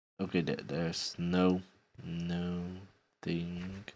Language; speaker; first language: English; non-native, fluent; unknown